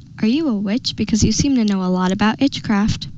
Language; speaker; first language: English; native; English